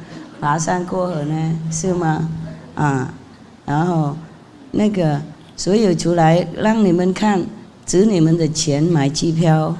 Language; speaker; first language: Chinese; non-native, fluent; Vietnamese